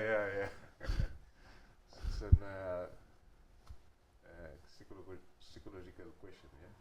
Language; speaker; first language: English; non-native, learner; Wolof